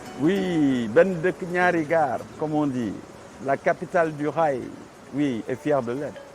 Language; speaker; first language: French; non-native, local second language; Wolof